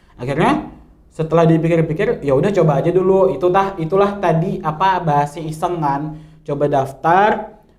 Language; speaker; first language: Indonesian; native; Indonesian